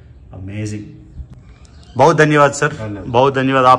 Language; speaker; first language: Hindi; non-native, learner; Telugu